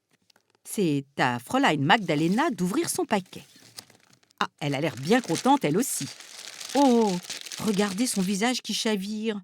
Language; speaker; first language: French; native; French